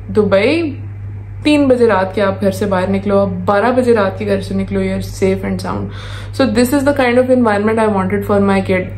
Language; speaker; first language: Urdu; native; Urdu